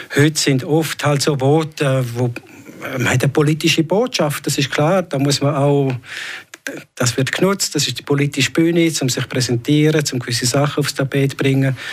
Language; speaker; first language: German; native; German